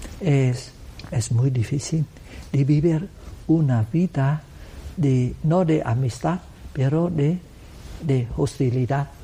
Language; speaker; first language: Spanish; non-native, learner; Vietnamese